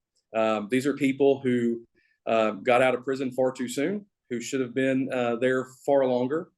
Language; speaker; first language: English; native; English